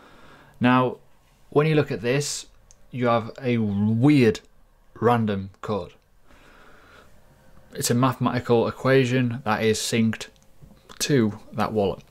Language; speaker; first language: English; native; English